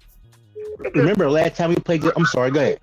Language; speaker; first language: English; native; English